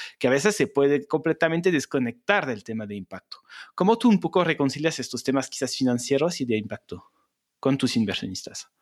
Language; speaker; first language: Spanish; non-native, fluent; French